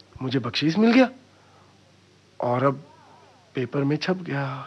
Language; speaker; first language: Hindi; non-native, local second language; Marathi